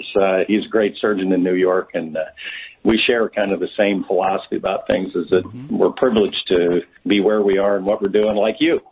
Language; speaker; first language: English; native; English